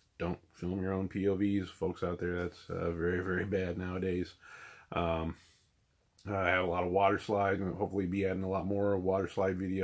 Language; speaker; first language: English; native; English